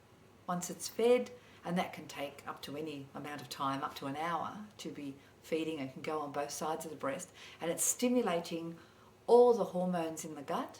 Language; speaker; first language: English; native; English